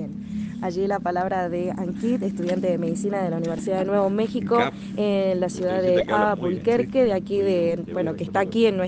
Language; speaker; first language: Spanish; native; Spanish